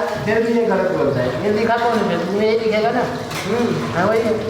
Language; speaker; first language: Hindi; non-native, learner; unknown